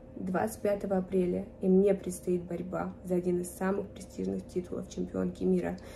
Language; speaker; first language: Russian; native; Russian